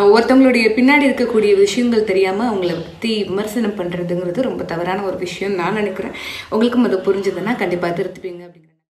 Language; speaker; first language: Tamil; non-native, local second language; Telugu